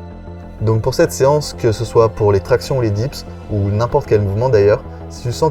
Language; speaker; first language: French; native; French